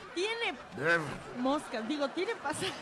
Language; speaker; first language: Spanish; native; Spanish